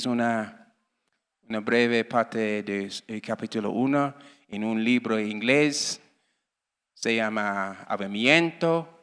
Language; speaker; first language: Spanish; non-native, learner; English